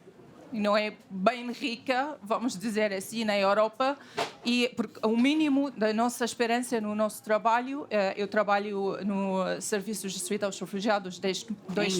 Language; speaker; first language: Portuguese; non-native, fluent; Arabic